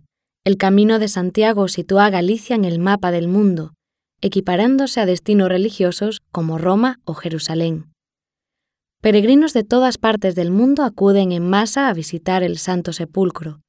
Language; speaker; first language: Spanish; native; Spanish